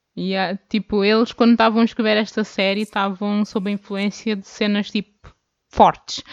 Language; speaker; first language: Portuguese; native; Portuguese